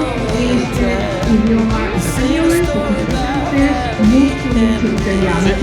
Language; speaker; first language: Spanish; non-native, learner; Dutch